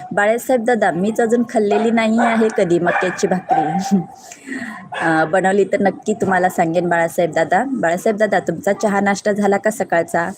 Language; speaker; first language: Hindi; non-native, local second language; Marathi